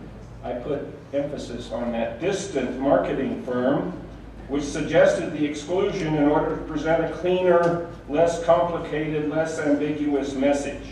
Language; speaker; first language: English; native; English